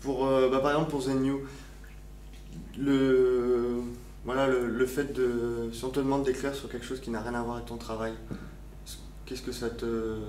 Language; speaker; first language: French; native; French